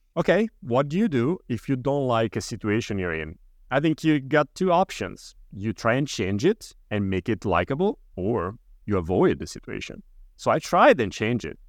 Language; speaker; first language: English; non-native, fluent; Italian